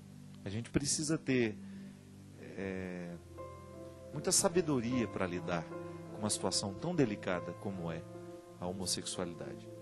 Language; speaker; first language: Portuguese; native; Portuguese